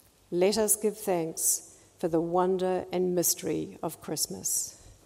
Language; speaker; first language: English; native; English